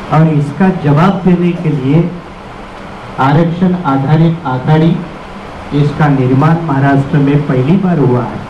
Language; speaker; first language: Hindi; non-native, local second language; Marathi